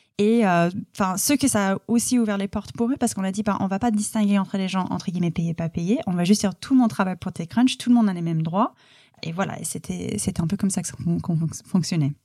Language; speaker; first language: French; non-native, fluent; English